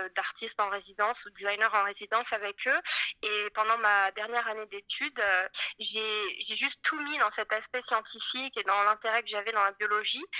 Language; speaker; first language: French; native; French